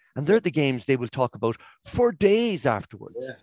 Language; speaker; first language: English; native; English